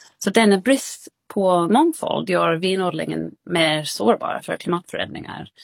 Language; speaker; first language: Swedish; non-native, fluent; English